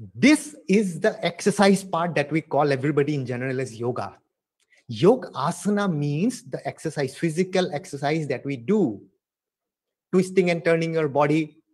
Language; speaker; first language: English; non-native, local second language; Assamese